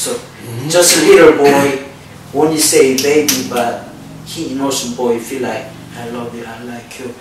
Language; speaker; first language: English; non-native, learner; Korean